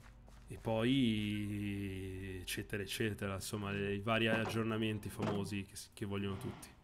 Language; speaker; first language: Italian; native; Italian